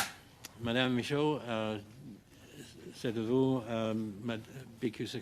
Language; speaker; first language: French; non-native, local second language; English